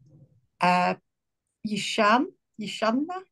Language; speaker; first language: Hebrew; non-native, learner; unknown